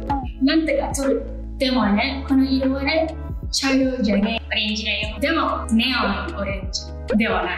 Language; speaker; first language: Japanese; non-native, learner; English